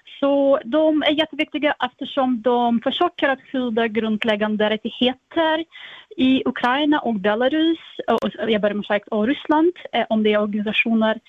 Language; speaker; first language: Swedish; non-native, fluent; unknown